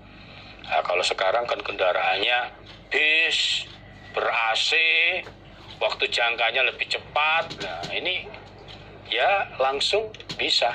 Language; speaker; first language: Indonesian; non-native, local second language; Javanese